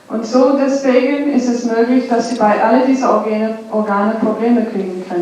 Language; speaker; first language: German; non-native, fluent; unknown